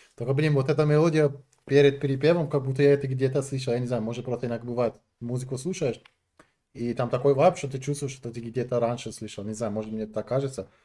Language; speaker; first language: Russian; non-native, fluent; Persian